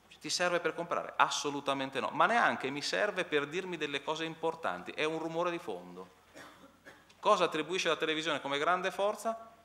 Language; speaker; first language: Italian; native; Italian